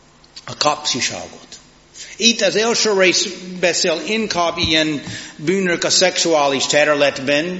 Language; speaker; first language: Hungarian; non-native, fluent; English